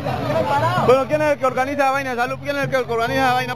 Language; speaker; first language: Spanish; native; Spanish